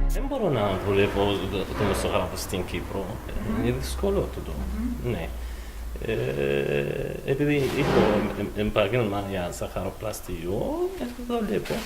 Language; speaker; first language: Greek; non-native, learner; Arabic